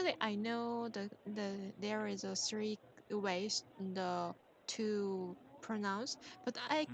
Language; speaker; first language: English; non-native, learner; Korean